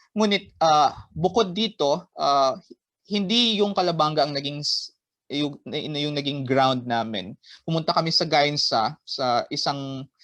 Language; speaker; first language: Filipino; non-native, local second language; Bikol